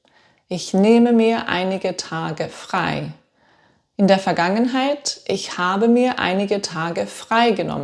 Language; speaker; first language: German; non-native, fluent; English